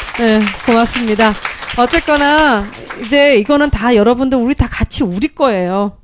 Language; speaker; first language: Korean; native; Korean